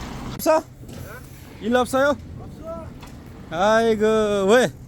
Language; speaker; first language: Korean; non-native, learner; Nepali